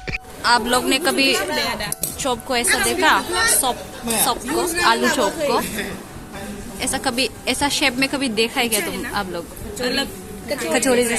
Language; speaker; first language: Hindi; non-native, local second language; Bodo